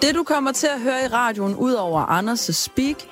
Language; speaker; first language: Danish; native; Danish